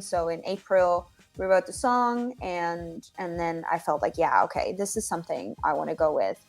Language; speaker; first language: English; non-native, fluent; Finnish